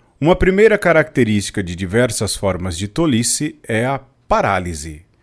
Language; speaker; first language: Portuguese; native; Portuguese